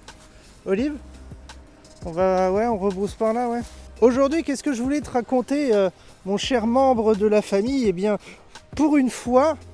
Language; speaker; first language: French; native; French